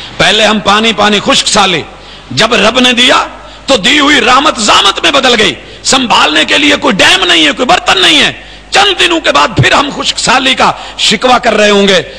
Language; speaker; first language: Urdu; non-native, local second language; Punjabi